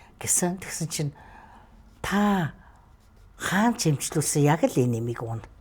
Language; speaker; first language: Mongolian; native; Mongolian